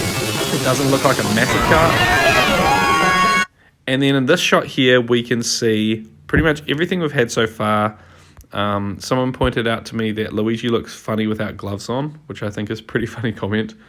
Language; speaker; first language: English; native; English